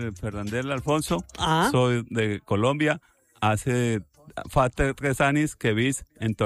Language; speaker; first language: Catalan; non-native, learner; Spanish